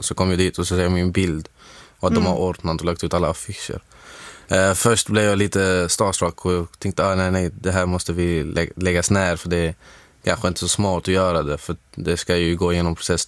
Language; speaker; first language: Swedish; non-native, fluent; Arabic